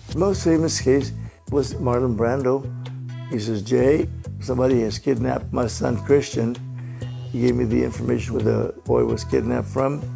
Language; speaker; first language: English; native; English